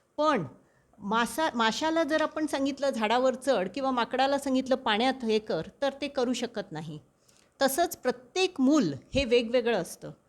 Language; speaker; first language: Marathi; non-native, local second language; Konkani